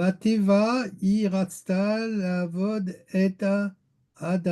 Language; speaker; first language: Hebrew; non-native, learner; French